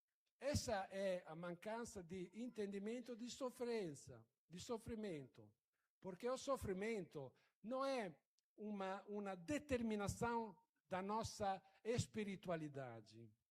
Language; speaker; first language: Portuguese; non-native, fluent; Italian